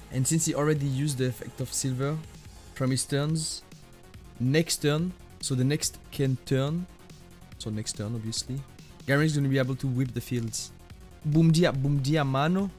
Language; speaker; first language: English; non-native, fluent; French